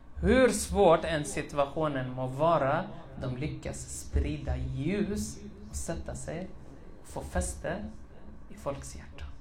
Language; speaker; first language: Swedish; early bilingual, other home language; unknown